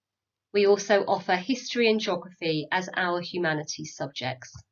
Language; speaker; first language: English; native; English